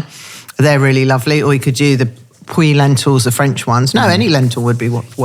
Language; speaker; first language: English; native; English